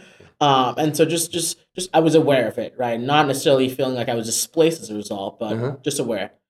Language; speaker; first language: English; non-native, local second language; Yoruba